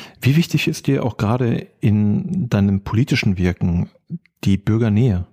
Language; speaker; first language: German; native; German